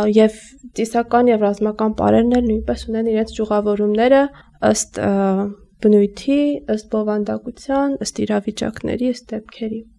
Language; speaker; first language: Armenian; native; Armenian